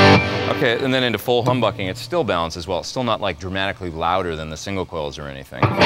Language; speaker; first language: English; native; English